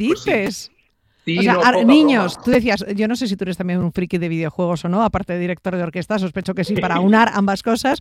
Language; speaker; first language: Spanish; native; Spanish